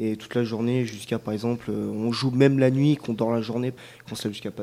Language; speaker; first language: French; native; French